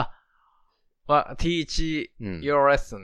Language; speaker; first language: English; non-native, learner; Japanese